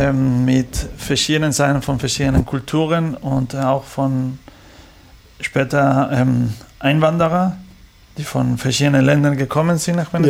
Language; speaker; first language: German; non-native, learner; Spanish